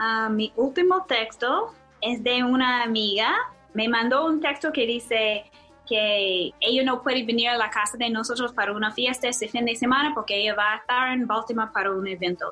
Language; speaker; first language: Spanish; non-native, fluent; English